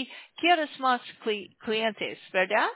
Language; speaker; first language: Spanish; non-native, learner; English